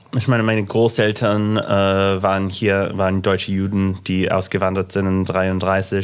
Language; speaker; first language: German; non-native, fluent; English